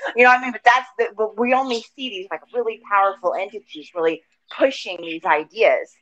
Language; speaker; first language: English; native; English